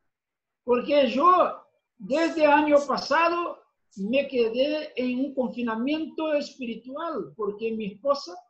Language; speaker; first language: Spanish; non-native, fluent; Portuguese